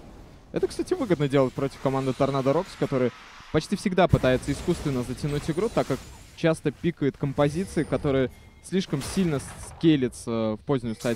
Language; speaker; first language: Russian; native; Russian